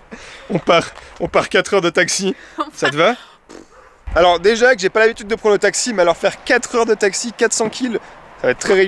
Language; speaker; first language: French; native; French